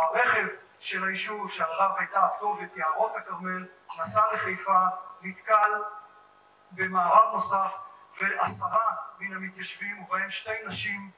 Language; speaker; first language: Hebrew; native; Hebrew